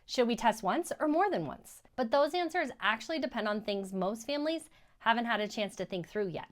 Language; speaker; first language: English; native; English